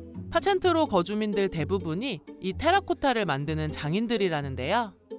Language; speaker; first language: Korean; native; Korean